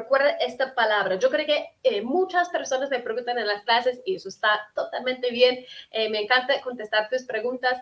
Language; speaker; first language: Spanish; early bilingual, heritage; Spanish